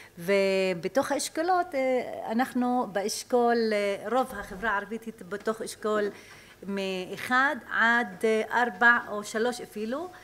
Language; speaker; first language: Hebrew; non-native, local second language; Arabic